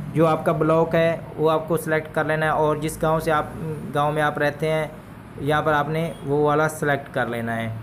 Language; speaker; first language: Hindi; native; Hindi